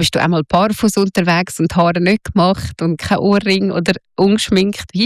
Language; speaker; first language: German; native; German